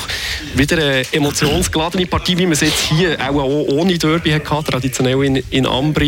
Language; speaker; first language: German; native; German